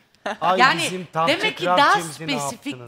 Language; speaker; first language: Turkish; native; Turkish